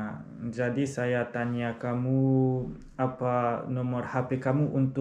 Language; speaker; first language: Indonesian; non-native, learner; Arabic